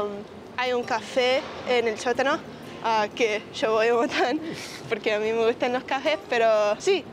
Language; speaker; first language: Spanish; early bilingual, heritage; Spanish